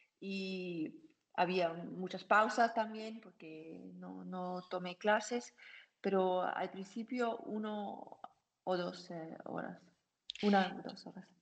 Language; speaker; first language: Spanish; non-native, learner; German